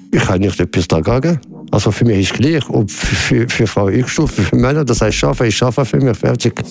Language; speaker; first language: German; non-native, learner; Arabic